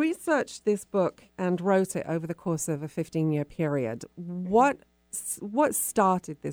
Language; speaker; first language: English; native; English